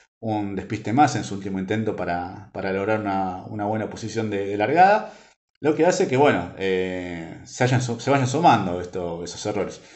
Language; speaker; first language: Spanish; native; Spanish